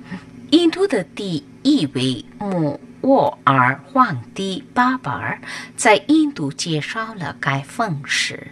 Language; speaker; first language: Chinese; non-native, fluent; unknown